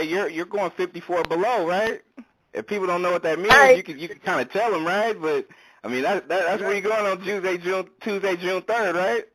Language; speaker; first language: English; native; English